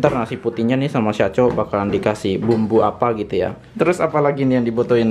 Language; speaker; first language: Indonesian; native; Indonesian